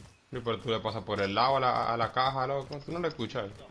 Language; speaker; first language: Spanish; early bilingual, heritage; Spanish